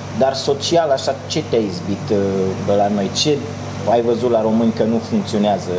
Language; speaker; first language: Romanian; native; Romanian